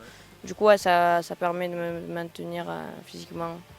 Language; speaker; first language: French; native; French